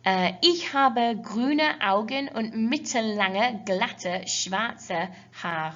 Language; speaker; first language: German; non-native, fluent; English